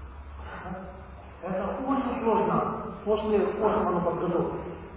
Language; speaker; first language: Russian; non-native, learner; Tibetan